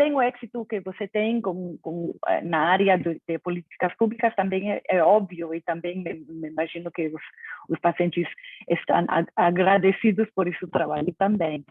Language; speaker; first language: Portuguese; non-native, fluent; Spanish